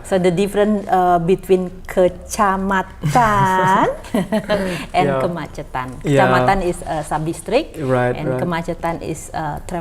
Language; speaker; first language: English; non-native, fluent; Indonesian